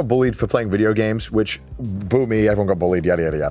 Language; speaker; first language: English; native; English